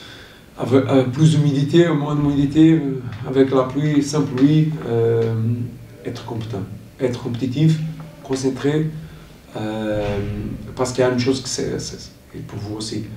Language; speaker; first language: French; non-native, learner; Portuguese